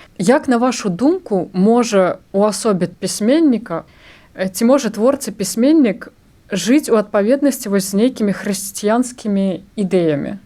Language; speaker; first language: Belarusian; non-native, local second language; Russian